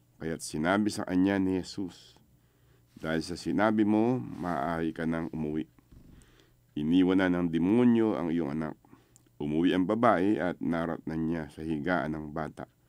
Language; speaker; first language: Filipino; native; Filipino